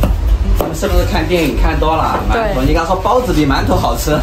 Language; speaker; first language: Chinese; native; Chinese